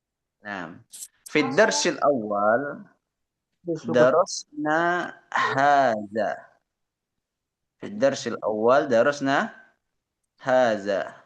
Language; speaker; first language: Arabic; non-native, fluent; Indonesian